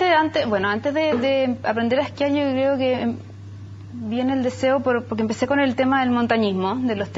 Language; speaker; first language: Spanish; native; Spanish